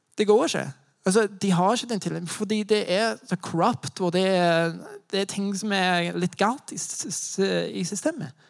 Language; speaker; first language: Norwegian; non-native, fluent; English